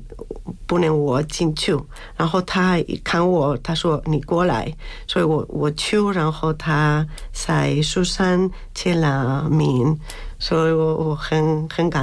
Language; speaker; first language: Chinese; non-native, learner; Spanish